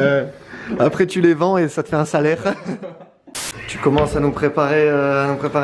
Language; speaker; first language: French; native; French